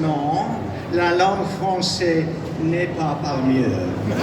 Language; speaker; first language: French; non-native, learner; English